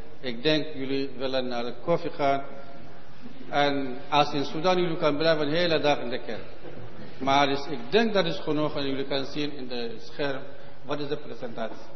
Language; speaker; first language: Dutch; non-native, learner; Arabic